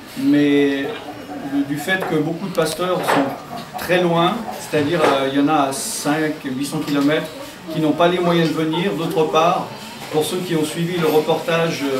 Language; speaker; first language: French; native; French